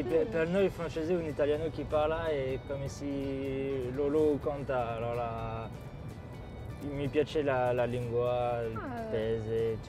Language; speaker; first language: Italian; non-native, learner; French